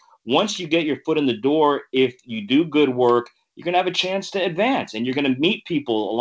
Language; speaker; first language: English; native; English